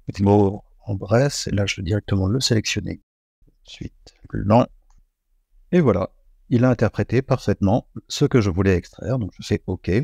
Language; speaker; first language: French; native; French